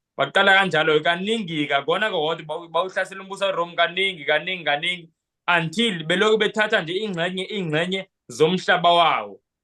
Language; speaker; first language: Zulu; non-native, local second language; Xhosa